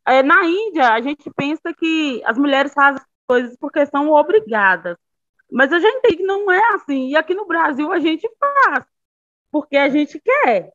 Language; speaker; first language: Portuguese; native; Portuguese